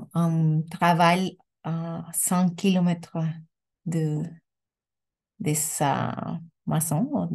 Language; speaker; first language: French; non-native, learner; Spanish